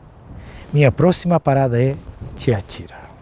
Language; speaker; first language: Portuguese; non-native, fluent; Turkish